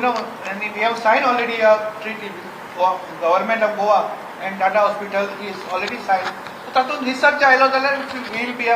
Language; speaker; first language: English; non-native, local second language; Konkani